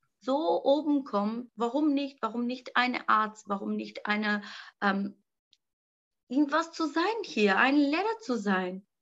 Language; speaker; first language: German; non-native, learner; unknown